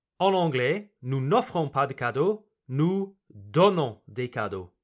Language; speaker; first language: French; non-native, fluent; English